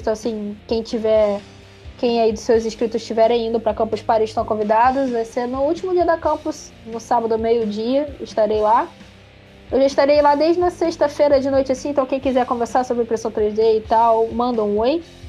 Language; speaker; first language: Portuguese; native; Portuguese